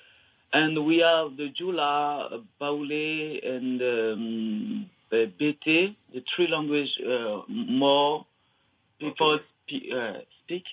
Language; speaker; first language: English; non-native, learner; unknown